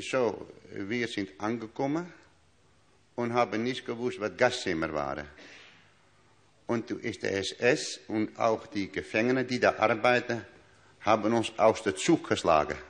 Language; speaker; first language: German; non-native, learner; Dutch